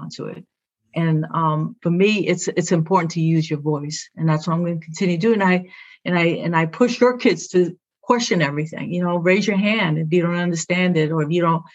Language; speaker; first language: English; early bilingual, other home language; Spanish